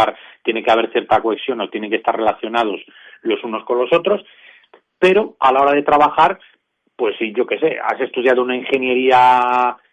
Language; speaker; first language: Spanish; native; Spanish